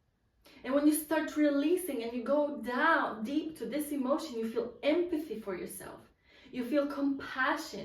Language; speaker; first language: English; non-native, fluent; Polish